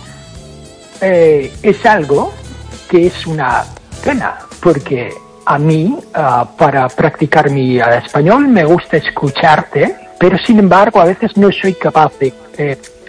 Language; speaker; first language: Spanish; non-native, fluent; English